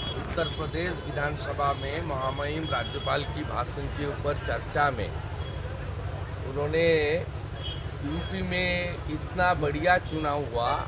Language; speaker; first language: Hindi; non-native, local second language; Bangla